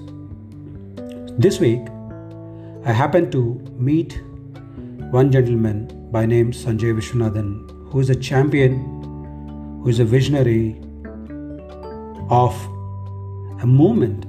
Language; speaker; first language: English; non-native, local second language; Telugu